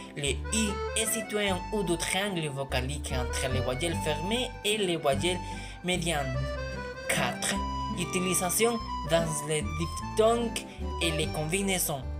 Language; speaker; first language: French; non-native, learner; Spanish